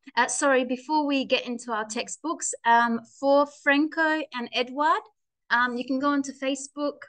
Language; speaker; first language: English; native; English